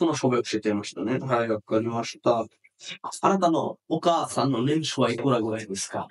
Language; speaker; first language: Japanese; non-native, fluent; Bangla